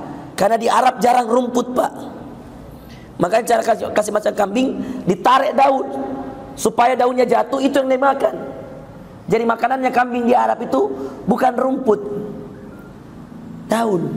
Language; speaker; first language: Indonesian; native; Indonesian